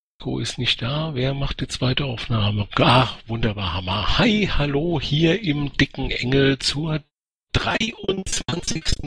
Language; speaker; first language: German; native; German